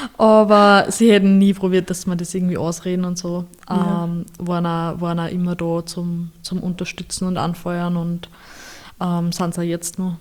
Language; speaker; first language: German; native; German